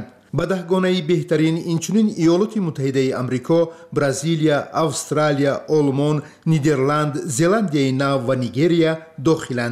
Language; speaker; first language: Persian; native; Persian